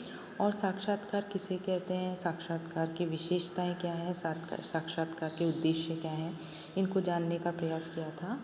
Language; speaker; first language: Hindi; native; Hindi